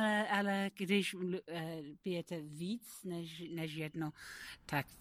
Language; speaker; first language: Czech; non-native, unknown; English